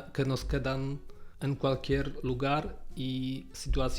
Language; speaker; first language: Spanish; non-native, learner; Polish